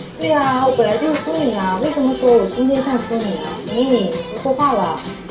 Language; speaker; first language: Chinese; non-native, fluent; Korean